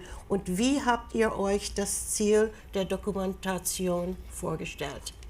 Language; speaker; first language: German; non-native, fluent; English